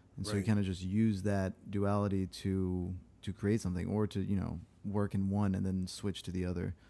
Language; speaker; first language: English; early bilingual, other home language; French